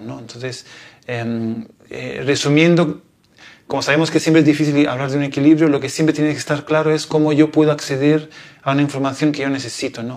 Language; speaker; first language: Spanish; non-native, fluent; Italian